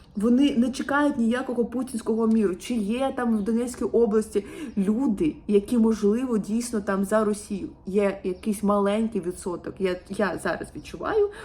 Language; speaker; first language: Ukrainian; non-native, local second language; Russian